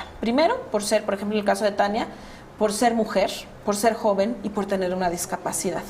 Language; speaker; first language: Spanish; native; Spanish